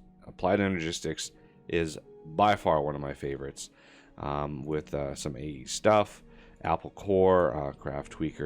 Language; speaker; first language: English; native; English